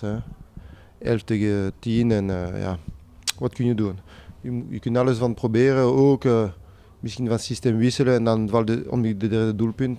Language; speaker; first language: Dutch; non-native, local second language; French